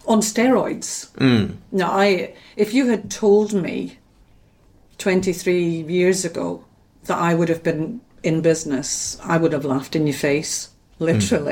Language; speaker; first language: English; native; English